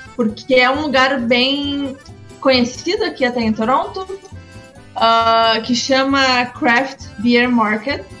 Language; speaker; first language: Portuguese; native; Portuguese